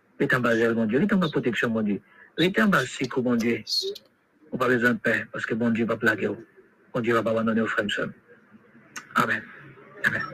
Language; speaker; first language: French; non-native, local second language; Haitian Creole